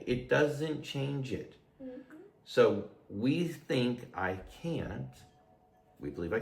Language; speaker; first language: English; native; English